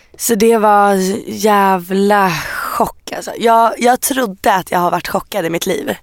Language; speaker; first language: Swedish; early bilingual, other home language; Persian